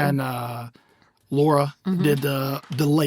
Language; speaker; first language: English; native; English